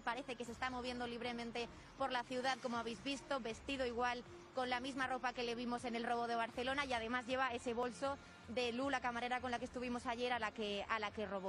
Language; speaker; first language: Spanish; native; Spanish